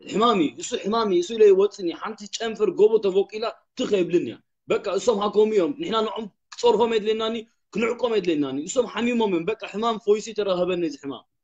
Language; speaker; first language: Tigrinya; early bilingual, heritage; Tigrinya